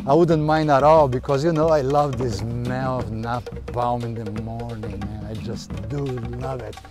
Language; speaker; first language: English; non-native, fluent; Portuguese